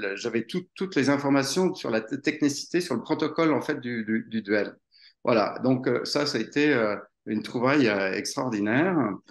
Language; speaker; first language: French; native; French